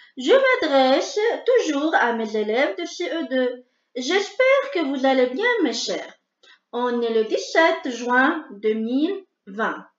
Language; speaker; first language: French; non-native, local second language; Arabic